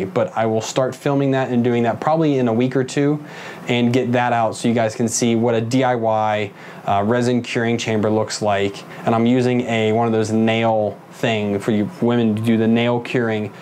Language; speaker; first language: English; native; English